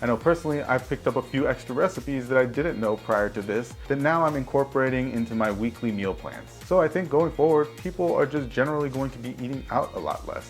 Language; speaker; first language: English; native; English